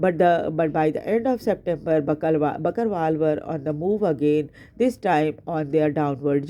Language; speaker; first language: English; non-native, local second language; Hindi